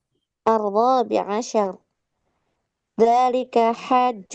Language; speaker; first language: Arabic; non-native, learner; Indonesian